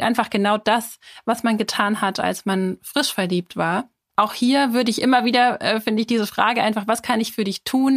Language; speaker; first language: German; native; German